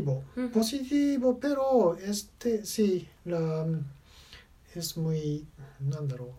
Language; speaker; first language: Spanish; non-native, learner; Japanese